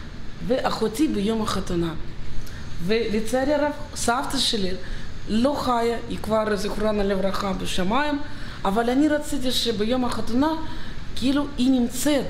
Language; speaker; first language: Hebrew; non-native, fluent; Russian